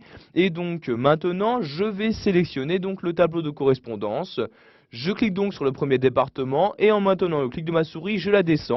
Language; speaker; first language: French; native; French